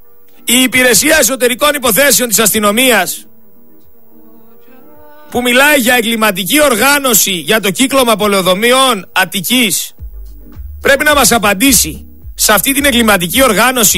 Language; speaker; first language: Greek; native; Greek